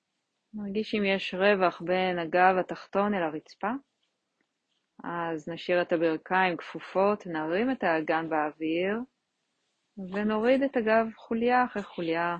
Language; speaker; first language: Hebrew; native; Hebrew